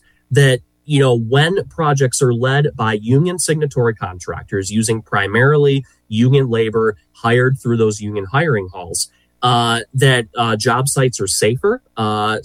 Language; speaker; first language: English; native; English